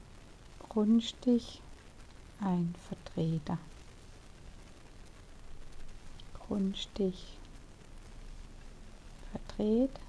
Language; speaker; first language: German; native; German